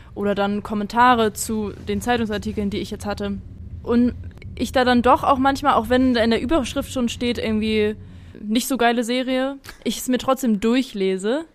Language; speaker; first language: German; native; German